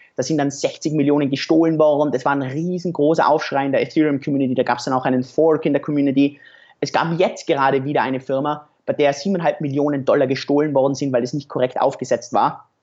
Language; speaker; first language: German; native; German